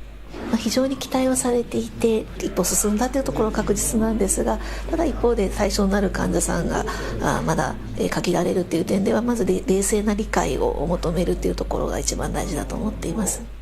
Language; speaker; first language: Japanese; native; Japanese